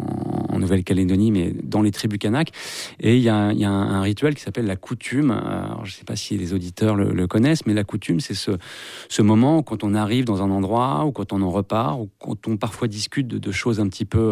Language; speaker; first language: French; native; French